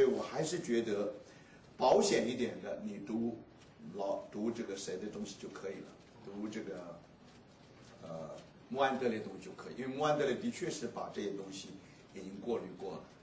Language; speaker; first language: Chinese; native; Chinese